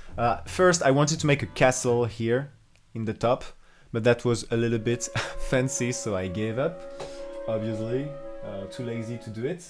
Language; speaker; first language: English; non-native, fluent; French